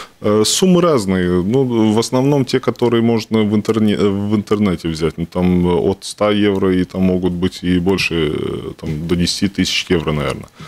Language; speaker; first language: Russian; non-native, local second language; Latvian